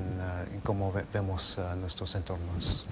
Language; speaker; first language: Spanish; non-native, local second language; English